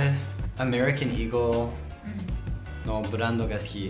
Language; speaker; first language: Japanese; non-native, learner; English